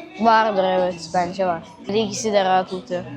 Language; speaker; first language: Turkish; early bilingual, other home language; Russian